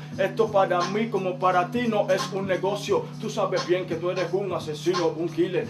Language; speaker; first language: Spanish; native; Spanish